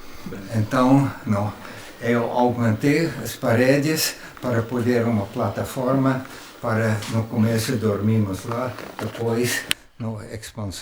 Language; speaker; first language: Portuguese; non-native, fluent; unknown